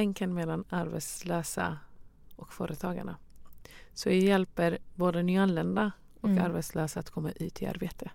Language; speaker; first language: Swedish; non-native, fluent; Persian